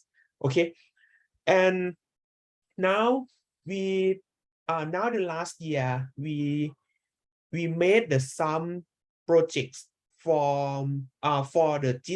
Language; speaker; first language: English; non-native, learner; Thai